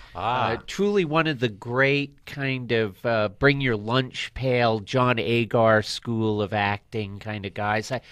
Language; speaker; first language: English; native; English